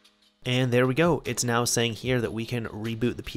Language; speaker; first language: English; native; English